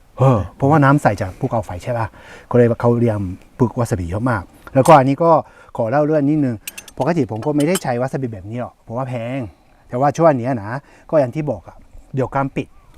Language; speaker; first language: Thai; native; Thai